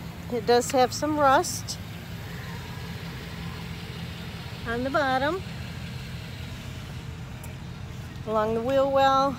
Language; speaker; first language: English; native; English